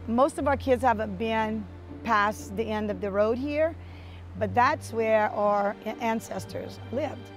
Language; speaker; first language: English; early bilingual, other home language; French